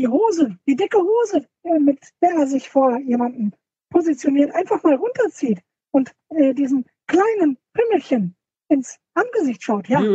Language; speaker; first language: German; native; German